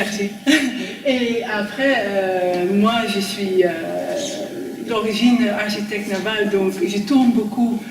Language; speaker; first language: French; non-native, fluent; Dutch